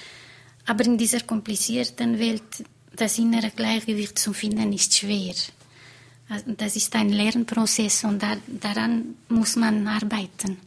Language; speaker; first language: German; non-native, fluent; Portuguese